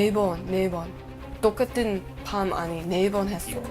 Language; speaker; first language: Korean; non-native, learner; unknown